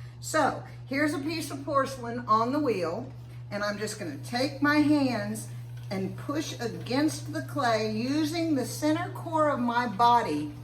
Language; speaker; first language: English; native; English